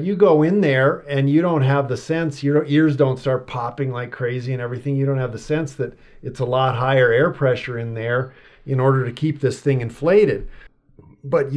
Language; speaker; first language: English; native; English